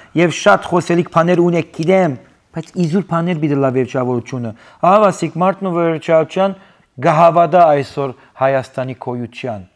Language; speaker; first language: Armenian; native; Armenian